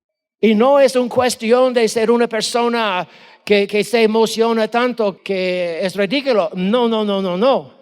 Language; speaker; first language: Spanish; non-native, fluent; English